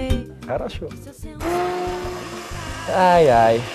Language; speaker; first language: Russian; non-native, learner; Portuguese